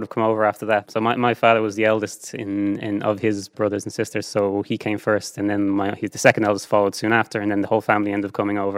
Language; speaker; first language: English; native; English